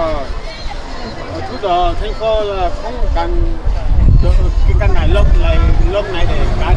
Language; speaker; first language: Vietnamese; non-native, learner; Portuguese